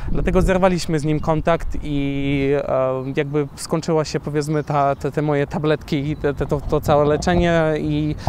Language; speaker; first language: Polish; non-native, fluent; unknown